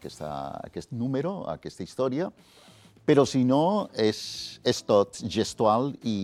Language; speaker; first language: Catalan; non-native, fluent; Spanish